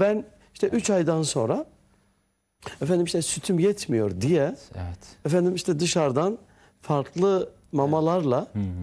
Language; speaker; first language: Turkish; native; Turkish